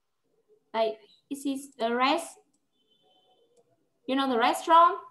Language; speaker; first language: English; non-native, fluent; Vietnamese